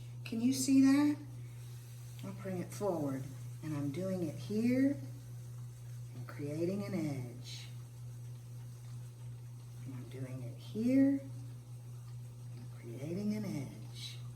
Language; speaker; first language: English; native; English